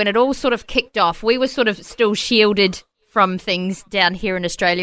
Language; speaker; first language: English; native; English